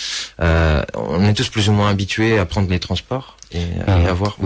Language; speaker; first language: French; early bilingual, other home language; Portuguese